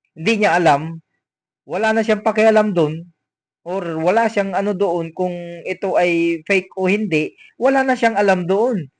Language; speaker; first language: Filipino; native; Filipino